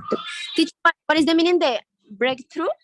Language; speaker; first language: English; non-native, learner; Spanish